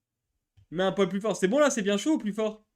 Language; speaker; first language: French; native; French